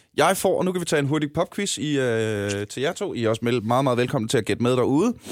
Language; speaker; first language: Danish; native; Danish